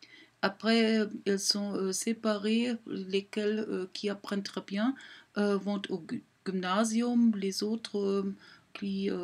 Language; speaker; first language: French; non-native, learner; German